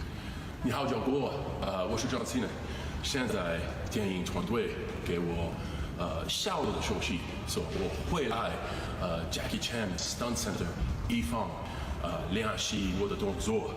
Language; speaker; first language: Chinese; non-native, learner; English